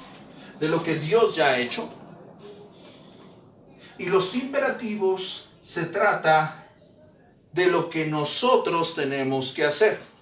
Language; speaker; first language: Spanish; native; Spanish